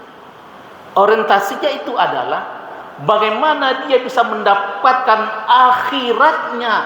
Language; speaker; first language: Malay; non-native, local second language; Minangkabau